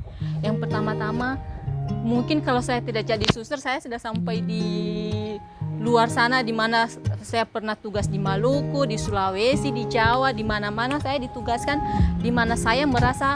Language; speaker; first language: Indonesian; non-native, local second language; Nias